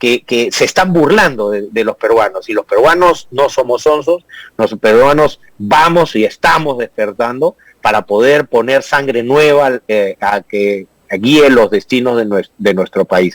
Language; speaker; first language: Spanish; native; Spanish